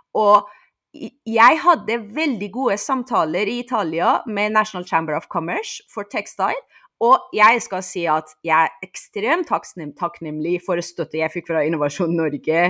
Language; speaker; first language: Norwegian; non-native, fluent; Persian